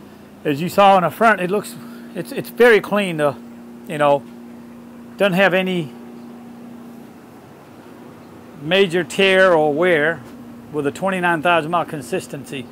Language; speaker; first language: English; non-native, fluent; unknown